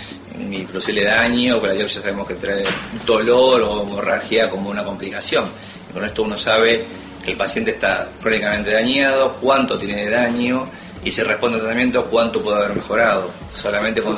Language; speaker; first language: Spanish; native; Spanish